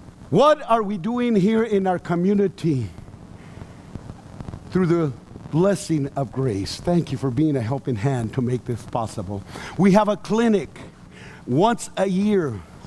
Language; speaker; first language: English; early bilingual, other home language; Spanish